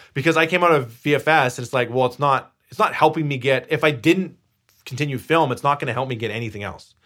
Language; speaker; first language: English; native; English